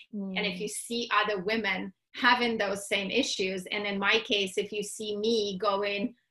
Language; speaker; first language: English; non-native, fluent; Russian